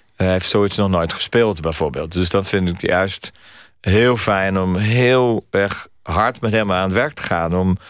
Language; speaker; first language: Dutch; non-native, fluent; Portuguese